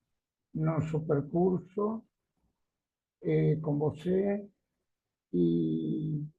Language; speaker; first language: Portuguese; non-native, learner; Spanish